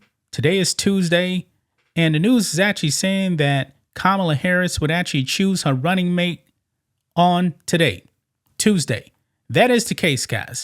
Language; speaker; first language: English; native; English